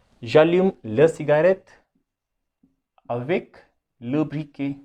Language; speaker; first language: French; non-native, fluent; Hindi